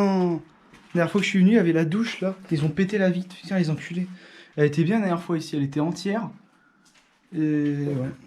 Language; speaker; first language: French; native; French